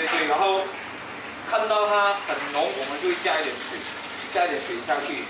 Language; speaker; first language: Chinese; native; Chinese